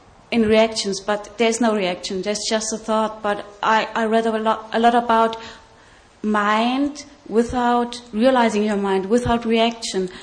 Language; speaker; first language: English; non-native, fluent; German